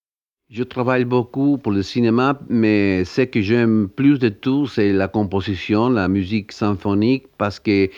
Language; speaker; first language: French; non-native, learner; Spanish